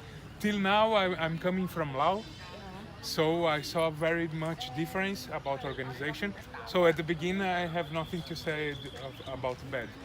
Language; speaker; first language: English; non-native, fluent; Portuguese